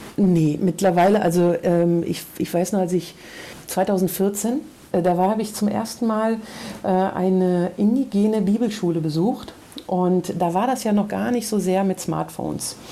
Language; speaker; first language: German; native; German